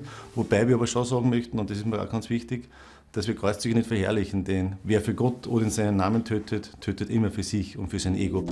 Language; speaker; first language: German; native; German